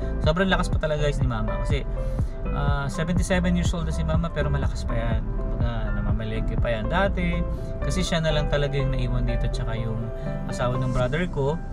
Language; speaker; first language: Filipino; native; Filipino